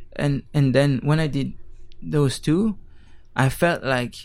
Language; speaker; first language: English; non-native, fluent; French